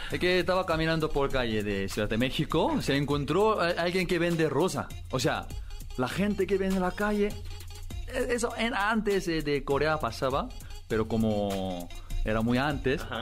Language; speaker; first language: Spanish; non-native, learner; Korean